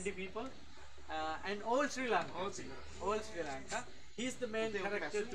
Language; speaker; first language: English; non-native, fluent; Sinhala